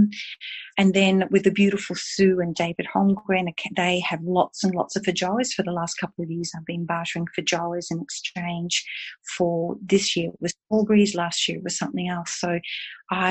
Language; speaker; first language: English; native; English